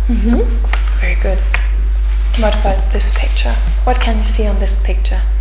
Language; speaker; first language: English; non-native, fluent; German